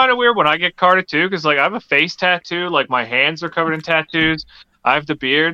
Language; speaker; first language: English; native; English